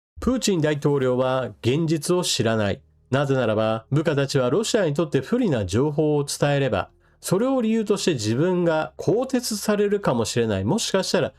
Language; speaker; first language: Japanese; native; Japanese